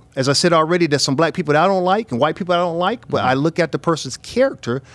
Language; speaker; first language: English; native; English